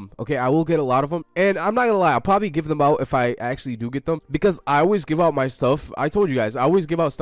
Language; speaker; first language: English; native; English